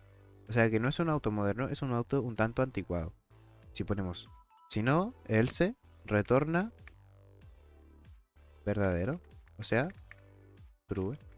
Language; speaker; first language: Spanish; native; Spanish